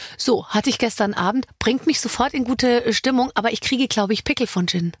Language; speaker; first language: German; native; German